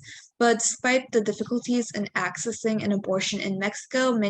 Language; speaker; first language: English; native; English